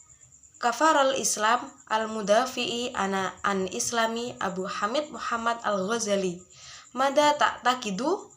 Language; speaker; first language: Arabic; non-native, learner; Indonesian